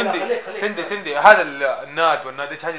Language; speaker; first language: Arabic; native; Arabic